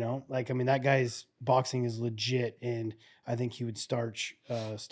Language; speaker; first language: English; native; English